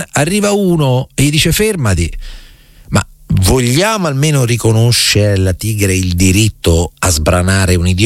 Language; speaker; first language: Italian; native; Italian